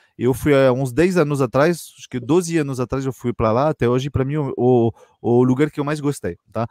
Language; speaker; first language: Portuguese; non-native, fluent; French